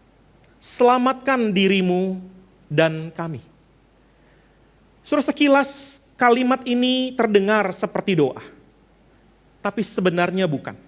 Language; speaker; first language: Indonesian; native; Indonesian